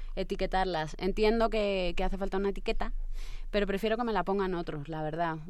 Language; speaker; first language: Spanish; native; Spanish